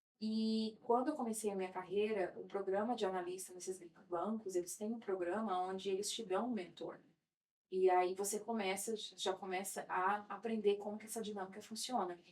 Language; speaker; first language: Portuguese; native; Portuguese